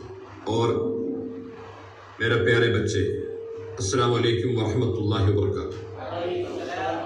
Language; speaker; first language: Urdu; non-native, local second language; Malayalam